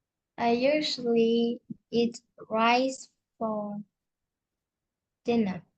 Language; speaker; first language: English; non-native, learner; Vietnamese